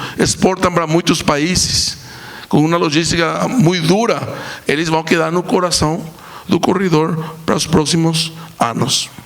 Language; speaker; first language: Portuguese; non-native, fluent; Spanish